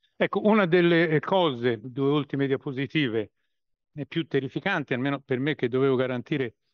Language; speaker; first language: Italian; native; Italian